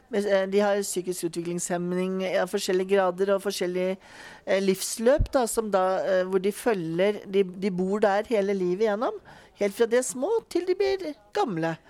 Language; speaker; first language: Norwegian; native; Norwegian